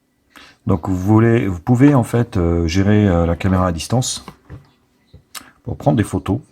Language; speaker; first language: French; native; French